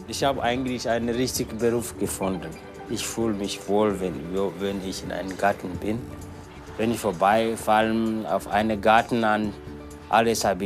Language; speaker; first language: German; non-native, learner; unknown